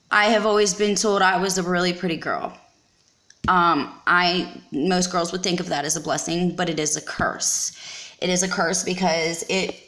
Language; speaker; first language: English; native; English